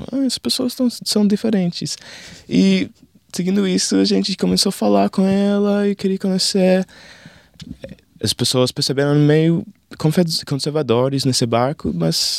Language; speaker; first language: Portuguese; non-native, learner; English